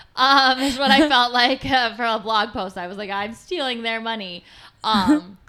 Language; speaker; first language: English; native; English